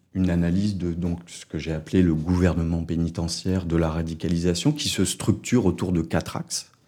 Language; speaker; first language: French; native; French